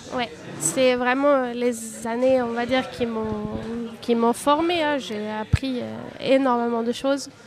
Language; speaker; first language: French; non-native, fluent; Swedish